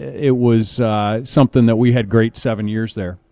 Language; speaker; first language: English; native; English